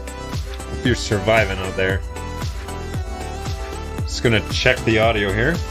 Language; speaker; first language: English; native; English